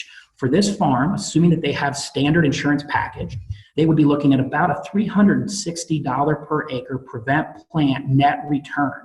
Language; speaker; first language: English; native; English